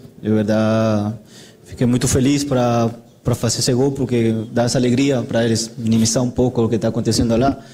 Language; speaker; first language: Portuguese; non-native, fluent; Spanish